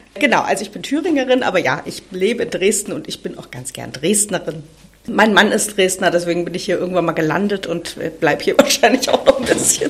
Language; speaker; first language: German; native; German